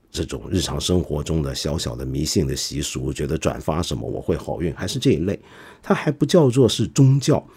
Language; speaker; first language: Chinese; non-native, local second language; Cantonese